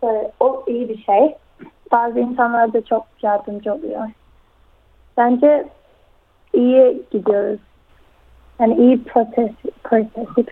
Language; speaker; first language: Turkish; early bilingual, heritage; Turkish